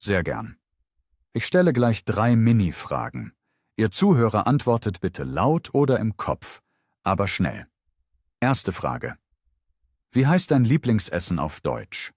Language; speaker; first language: German; native; German